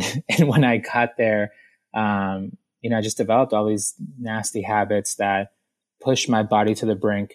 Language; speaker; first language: English; native; English